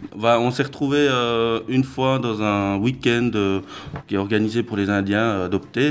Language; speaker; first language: French; early bilingual, other home language; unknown